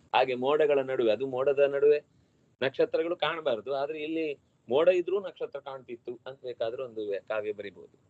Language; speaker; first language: Kannada; non-native, local second language; Tulu